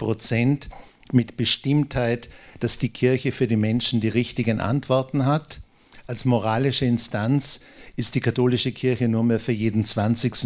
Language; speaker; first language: German; native; German